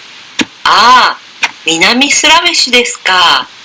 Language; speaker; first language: Japanese; non-native, learner; Indonesian